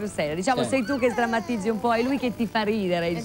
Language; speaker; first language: Italian; native; Italian